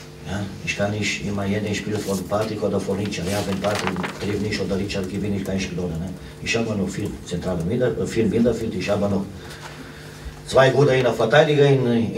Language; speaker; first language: German; non-native, fluent; Romanian